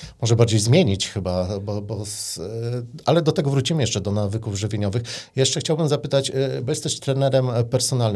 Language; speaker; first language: Polish; native; Polish